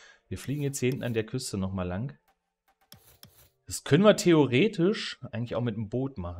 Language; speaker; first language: German; native; German